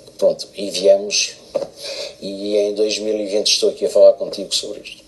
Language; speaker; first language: Portuguese; native; Portuguese